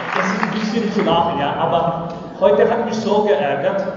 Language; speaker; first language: German; non-native, learner; Romany